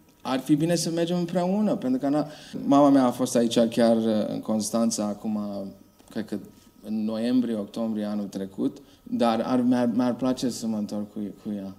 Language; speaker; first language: Romanian; early bilingual, heritage; Romanian